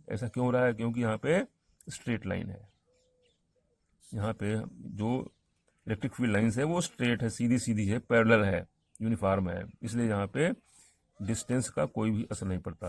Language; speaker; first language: Hindi; native; Hindi